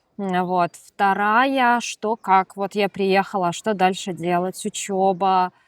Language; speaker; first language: Russian; native; Russian